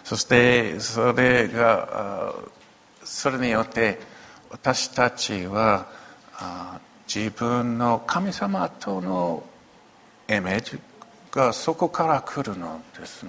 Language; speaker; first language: Japanese; non-native, local second language; English